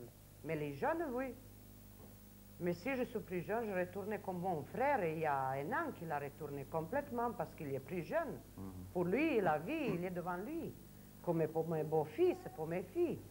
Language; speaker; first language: French; non-native, learner; Serbian